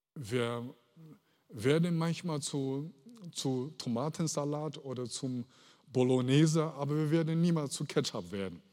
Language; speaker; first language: German; non-native, fluent; Chinese